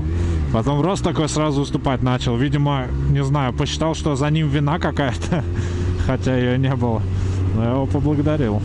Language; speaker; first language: Russian; native; Russian